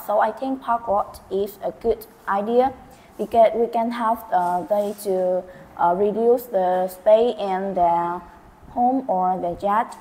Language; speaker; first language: English; non-native, learner; Vietnamese